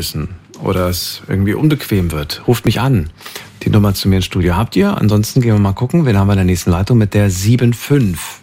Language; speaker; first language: German; native; German